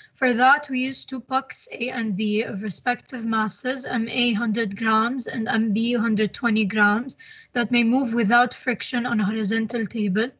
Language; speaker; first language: English; non-native, local second language; Arabic